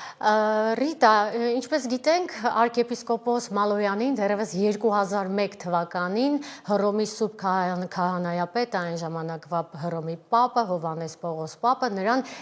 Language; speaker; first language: Armenian; native; Armenian